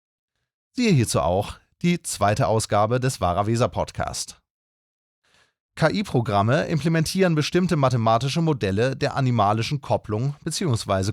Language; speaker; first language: German; native; German